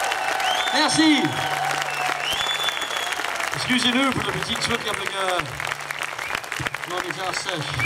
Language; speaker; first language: French; non-native, learner; English